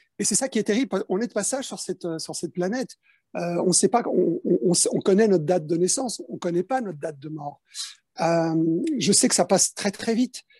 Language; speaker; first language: French; early bilingual, other home language; Spanish